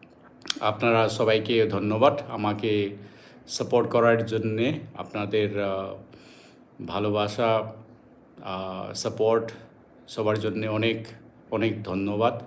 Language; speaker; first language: Bangla; non-native, local second language; Assamese